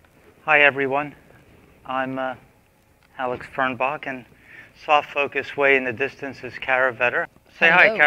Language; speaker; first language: English; native; English